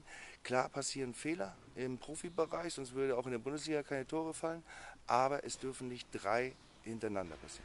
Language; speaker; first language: German; native; German